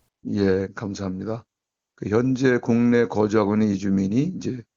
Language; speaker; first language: Korean; native; Korean